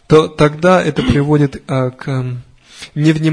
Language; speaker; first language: Russian; native; Russian